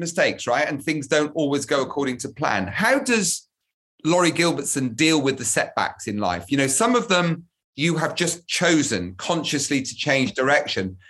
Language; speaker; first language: English; native; English